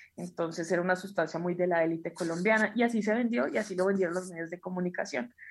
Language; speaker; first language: Spanish; native; Spanish